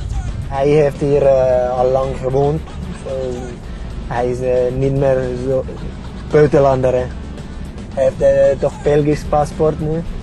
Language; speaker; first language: Dutch; non-native, learner; Estonian